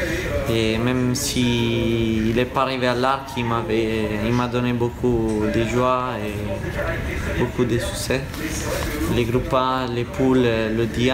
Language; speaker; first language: French; non-native, fluent; Italian